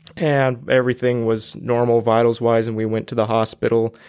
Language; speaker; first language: English; native; English